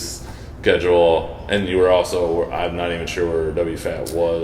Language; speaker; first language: English; native; English